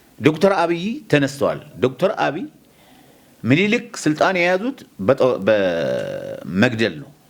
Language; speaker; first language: Amharic; non-native, local second language; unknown